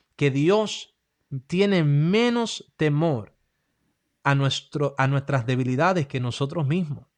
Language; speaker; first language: Spanish; early bilingual, heritage; Spanish